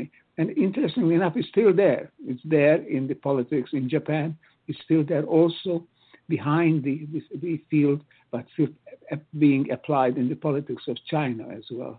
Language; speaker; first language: English; non-native, fluent; Hungarian